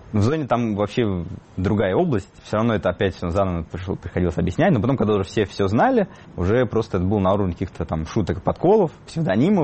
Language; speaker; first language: Russian; native; Russian